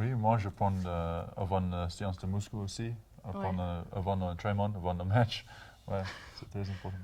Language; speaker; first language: French; non-native, learner; English